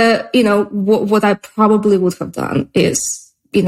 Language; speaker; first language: English; non-native, fluent; Russian